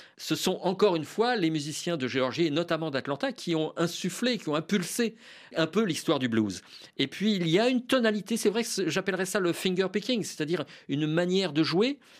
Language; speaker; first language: French; non-native, fluent; English